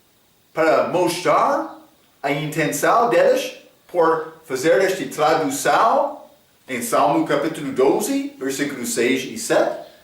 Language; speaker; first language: Portuguese; non-native, fluent; English